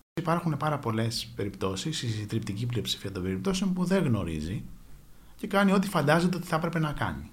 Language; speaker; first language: Greek; native; Greek